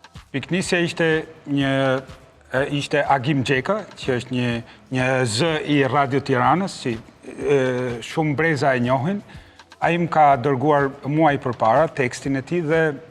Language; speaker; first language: Albanian; native; Albanian